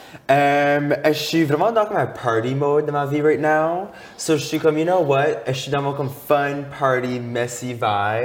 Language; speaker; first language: English; non-native, local second language; French